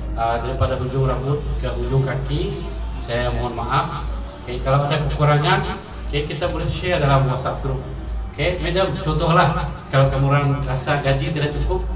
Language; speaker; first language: Malay; native; Malay